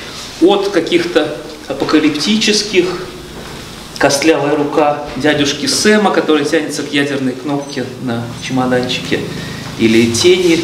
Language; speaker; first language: Russian; native; Russian